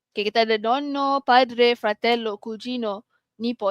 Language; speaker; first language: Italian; non-native, learner; Malay